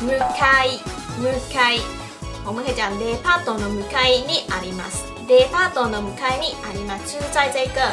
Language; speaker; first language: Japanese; non-native, local second language; Chinese